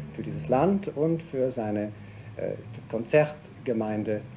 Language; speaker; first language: German; native; German